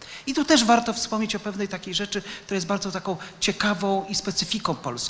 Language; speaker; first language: Polish; native; Polish